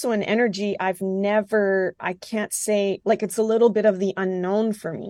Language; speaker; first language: English; non-native, fluent; French